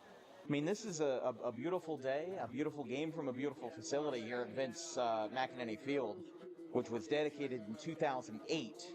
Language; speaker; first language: English; native; English